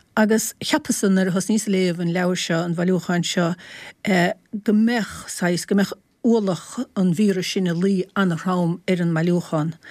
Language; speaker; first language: Irish; native; Irish